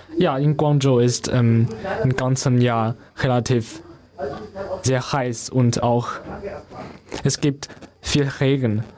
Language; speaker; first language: German; non-native, learner; Chinese